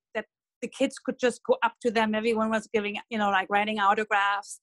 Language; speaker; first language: English; non-native, fluent; German